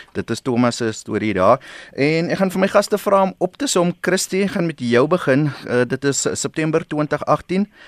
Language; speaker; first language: Afrikaans; native; Afrikaans